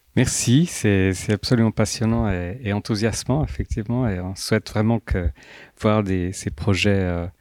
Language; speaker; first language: French; native; French